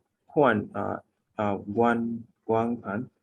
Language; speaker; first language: Chinese; non-native, learner; English